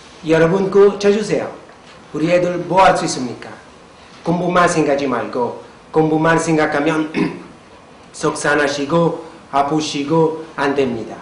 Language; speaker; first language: Korean; non-native, learner; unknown